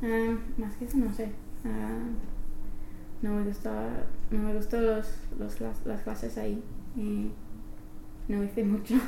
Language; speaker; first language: Spanish; non-native, learner; English